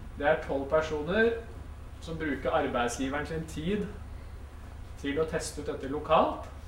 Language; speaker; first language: Norwegian; native; Norwegian